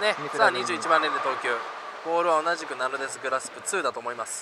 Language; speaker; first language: Japanese; native; Japanese